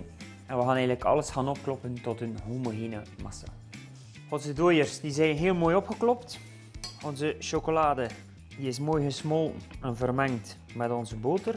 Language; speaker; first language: Dutch; native; Dutch